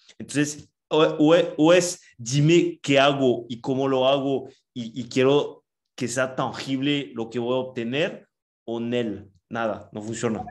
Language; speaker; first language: Spanish; non-native, fluent; French